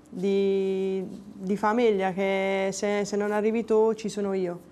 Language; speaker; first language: Italian; native; Italian